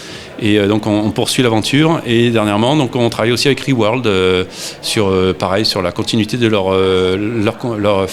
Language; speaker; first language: French; native; French